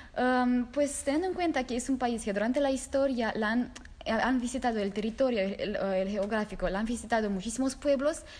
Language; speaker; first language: Spanish; non-native, fluent; Romanian